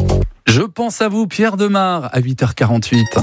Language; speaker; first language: French; native; French